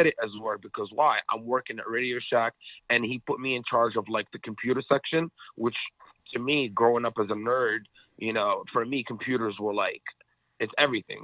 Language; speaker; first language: English; non-native, fluent; Arabic